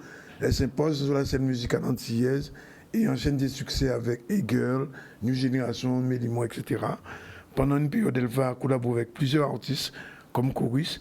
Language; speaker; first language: French; native; French